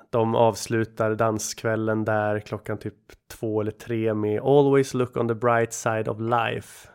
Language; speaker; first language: Swedish; native; Swedish